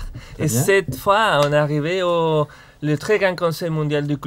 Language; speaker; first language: French; non-native, learner; Spanish